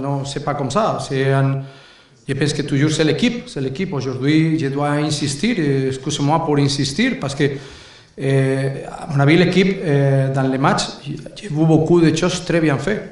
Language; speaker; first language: French; non-native, learner; Spanish